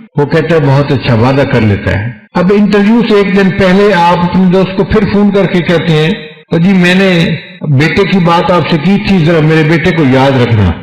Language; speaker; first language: Urdu; non-native, local second language; Punjabi